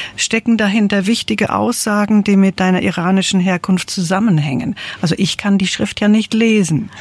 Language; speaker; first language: German; native; German